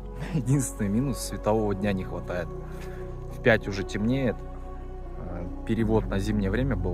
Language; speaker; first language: Russian; native; Russian